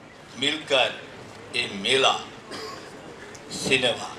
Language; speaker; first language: Hindi; non-native, local second language; Bangla